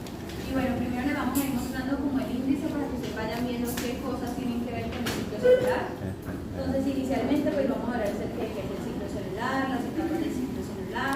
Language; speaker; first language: Spanish; native; Spanish